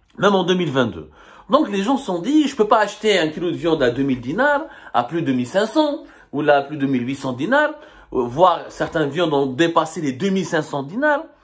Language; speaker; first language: French; non-native, local second language; Arabic